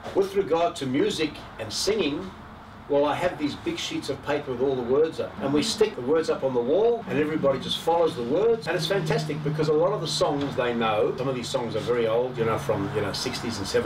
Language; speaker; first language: English; native; English